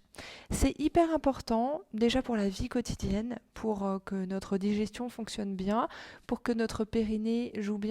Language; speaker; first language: French; native; French